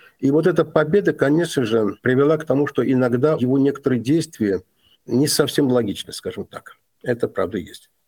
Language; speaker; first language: Russian; non-native, local second language; Azerbaijani